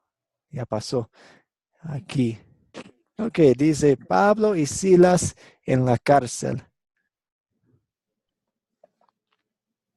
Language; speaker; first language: Spanish; non-native, fluent; English